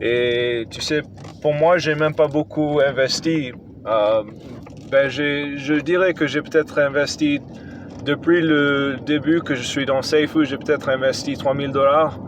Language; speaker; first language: French; non-native, fluent; English